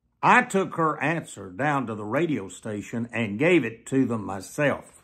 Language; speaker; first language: English; native; English